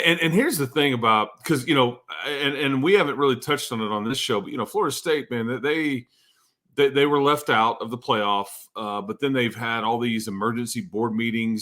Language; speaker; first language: English; native; English